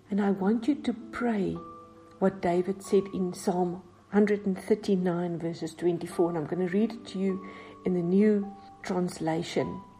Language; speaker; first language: English; non-native, local second language; Afrikaans